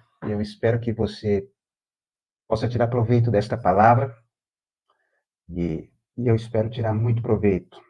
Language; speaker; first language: Portuguese; native; Portuguese